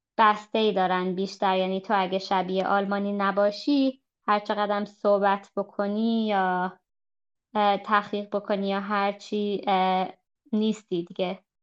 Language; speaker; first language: Persian; early bilingual, heritage; Persian